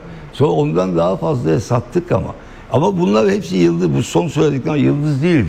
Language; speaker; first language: Turkish; native; Turkish